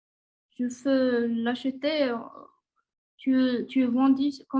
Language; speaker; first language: French; non-native, learner; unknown